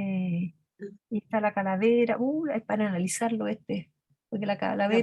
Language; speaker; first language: Spanish; native; Spanish